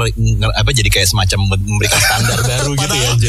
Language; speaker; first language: Indonesian; native; Indonesian